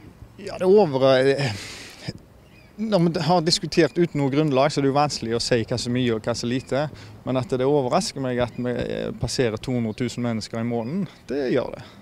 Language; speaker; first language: Norwegian; native; Norwegian